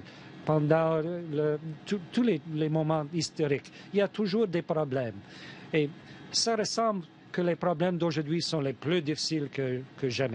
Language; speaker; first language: French; non-native, fluent; English